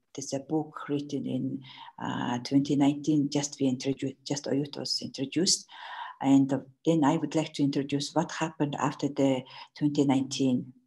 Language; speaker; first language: English; non-native, learner; Mongolian